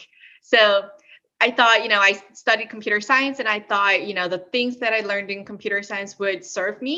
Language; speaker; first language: English; early bilingual, other home language; Korean